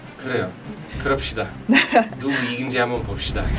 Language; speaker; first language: Korean; non-native, fluent; English